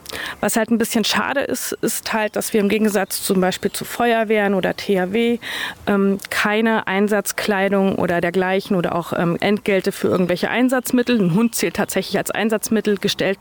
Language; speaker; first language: German; native; German